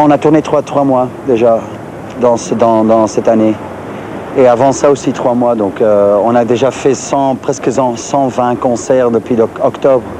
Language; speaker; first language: French; non-native, local second language; Dutch